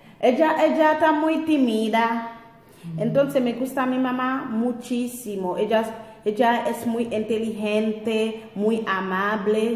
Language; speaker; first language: Spanish; non-native, learner; Haitian Creole